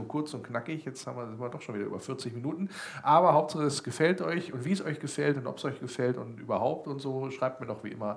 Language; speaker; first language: German; native; German